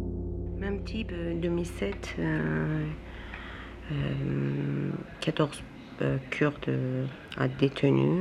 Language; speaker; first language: French; non-native, learner; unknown